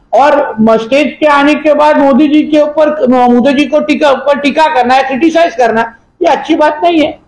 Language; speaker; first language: Hindi; non-native, local second language; Marathi